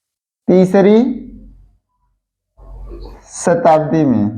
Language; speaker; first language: Hindi; native; Hindi